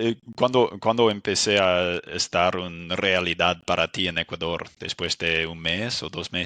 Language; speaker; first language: Spanish; non-native, fluent; English